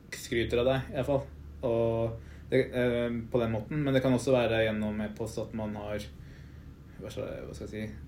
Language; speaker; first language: Norwegian; early bilingual, other home language; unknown